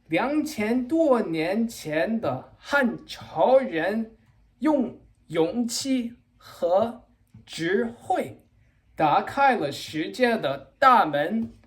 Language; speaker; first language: Chinese; non-native, learner; English